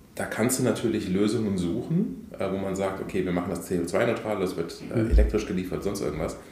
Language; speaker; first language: German; native; German